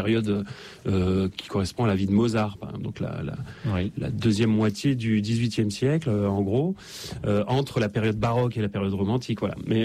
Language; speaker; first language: French; native; French